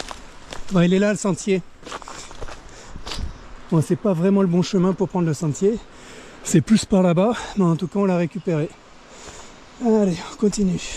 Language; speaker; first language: French; native; French